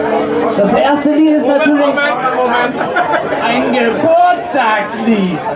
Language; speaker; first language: German; non-native, fluent; Spanish